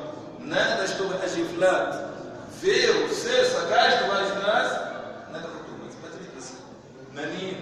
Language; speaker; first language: Russian; non-native, fluent; Arabic